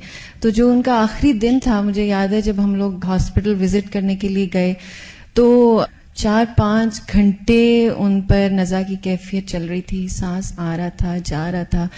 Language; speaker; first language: Urdu; native; Urdu